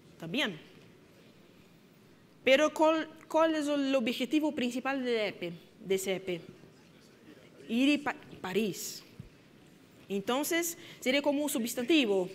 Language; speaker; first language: Spanish; non-native, fluent; Portuguese